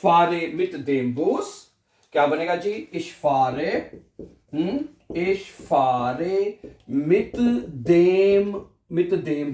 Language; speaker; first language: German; non-native, fluent; Urdu